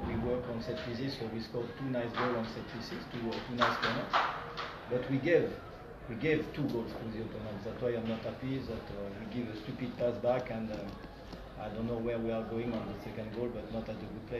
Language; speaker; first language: English; non-native, fluent; French